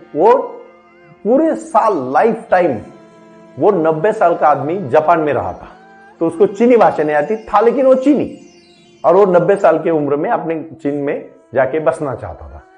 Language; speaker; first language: Hindi; non-native, local second language; Marathi